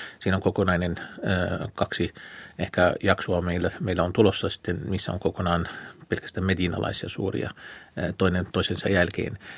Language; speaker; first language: Finnish; non-native, fluent; Arabic